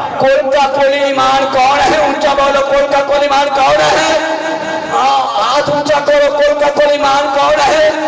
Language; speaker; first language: Urdu; non-native, local second language; Punjabi